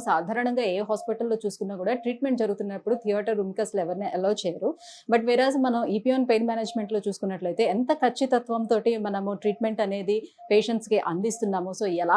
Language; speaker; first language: Telugu; native; Telugu